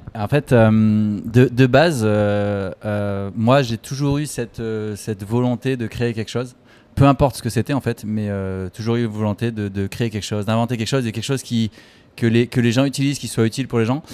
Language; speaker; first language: French; native; French